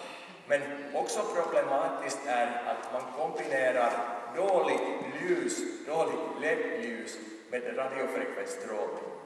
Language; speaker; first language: Swedish; non-native, local second language; Finnish